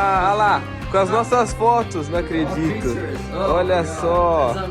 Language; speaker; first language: Portuguese; native; Portuguese